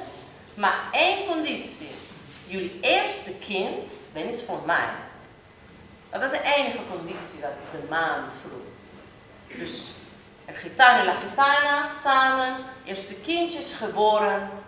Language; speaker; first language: Dutch; non-native, fluent; Spanish